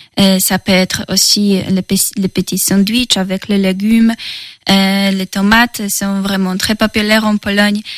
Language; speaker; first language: French; non-native, fluent; Polish